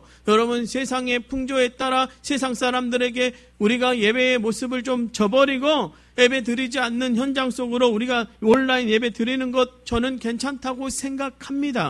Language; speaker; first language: Korean; native; Korean